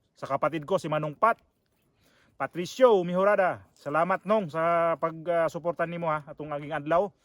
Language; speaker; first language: Filipino; native; Filipino